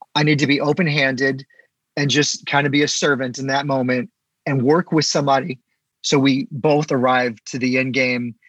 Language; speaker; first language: English; native; English